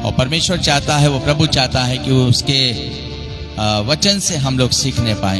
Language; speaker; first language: Hindi; native; Hindi